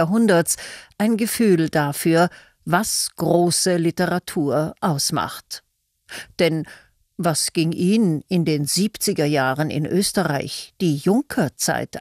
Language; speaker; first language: German; native; German